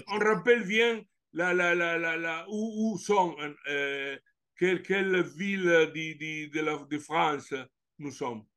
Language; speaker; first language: French; non-native, learner; Italian